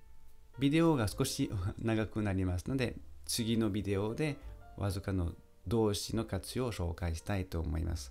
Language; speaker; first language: Japanese; non-native, fluent; French